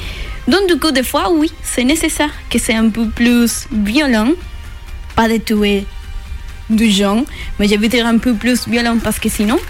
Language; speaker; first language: French; non-native, learner; Spanish